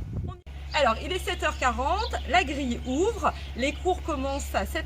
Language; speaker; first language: French; native; French